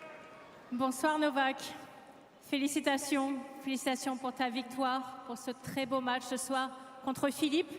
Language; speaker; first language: French; native; French